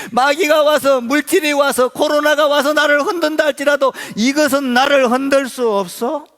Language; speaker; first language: Korean; native; Korean